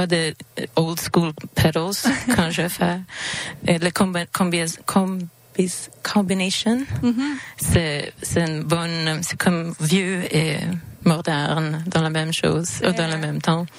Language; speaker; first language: French; non-native, learner; Swedish